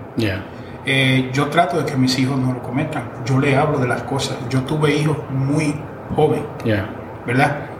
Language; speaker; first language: English; non-native, fluent; Spanish